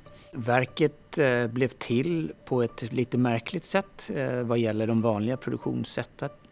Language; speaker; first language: Swedish; non-native, fluent; English